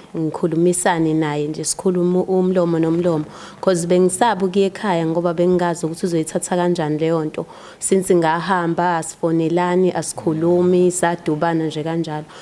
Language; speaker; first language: Zulu; native; Zulu